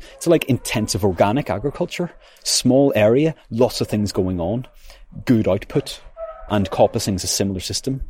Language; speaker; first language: English; native; English